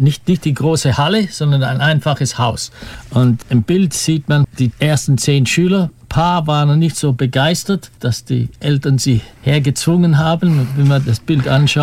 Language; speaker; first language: German; early bilingual, heritage; German